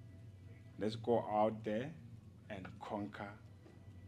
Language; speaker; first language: English; non-native, local second language; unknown